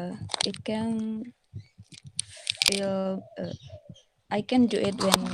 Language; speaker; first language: English; non-native, learner; Indonesian